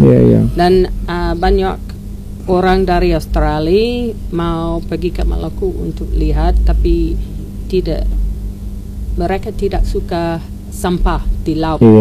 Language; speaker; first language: Indonesian; non-native, learner; English